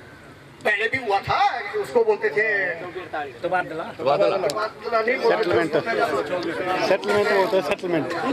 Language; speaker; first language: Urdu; non-native, local second language; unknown